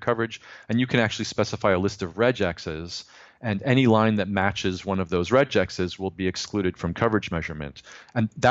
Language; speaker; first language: English; native; English